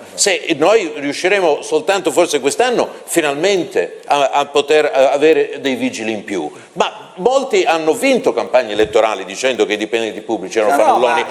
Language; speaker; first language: Italian; native; Italian